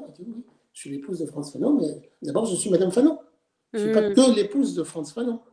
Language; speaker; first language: French; native; French